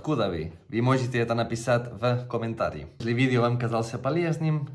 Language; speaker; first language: Russian; non-native, fluent; Catalan